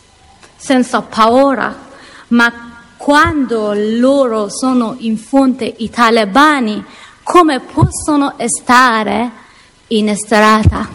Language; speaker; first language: Italian; non-native, learner; Persian